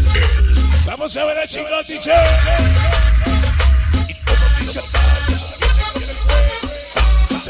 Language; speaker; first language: Spanish; native; Spanish